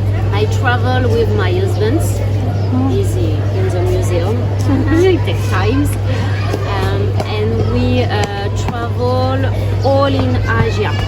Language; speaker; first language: English; non-native, learner; French